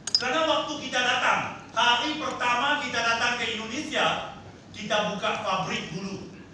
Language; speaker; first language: Indonesian; non-native, fluent; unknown